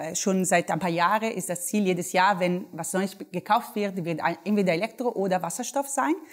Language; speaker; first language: German; non-native, fluent; Italian